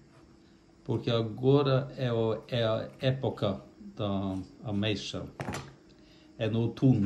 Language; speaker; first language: Portuguese; non-native, fluent; Norwegian